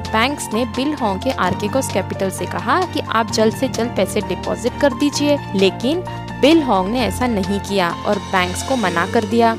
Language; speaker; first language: Hindi; native; Hindi